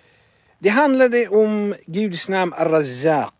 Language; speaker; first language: Swedish; non-native, fluent; Arabic